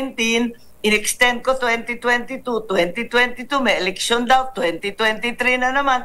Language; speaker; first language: Filipino; native; Filipino